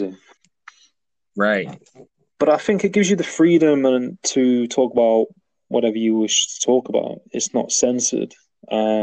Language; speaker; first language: English; native; English